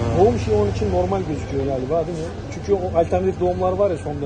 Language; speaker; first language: Turkish; native; Turkish